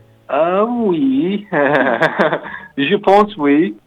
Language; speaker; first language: French; non-native, learner; English